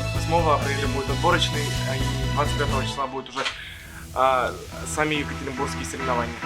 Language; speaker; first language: Russian; native; Russian